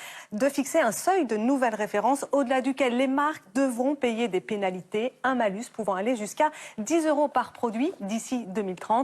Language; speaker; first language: French; native; French